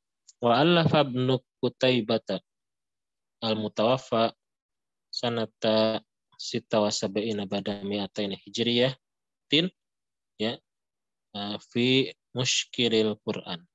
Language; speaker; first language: Arabic; non-native, fluent; Indonesian